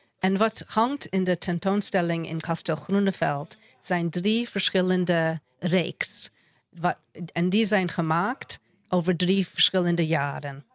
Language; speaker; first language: Dutch; non-native, fluent; English